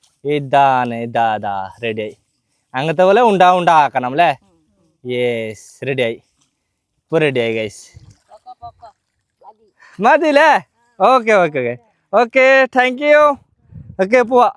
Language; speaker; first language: Malayalam; non-native, learner; Bangla